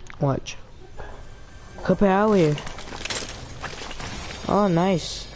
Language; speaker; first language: English; native; English